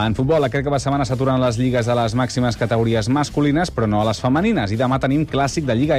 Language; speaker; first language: Catalan; native; Catalan